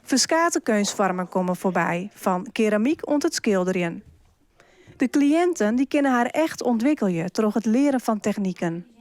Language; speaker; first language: Dutch; non-native, local second language; Western Frisian